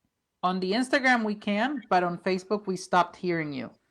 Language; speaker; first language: English; non-native, fluent; Spanish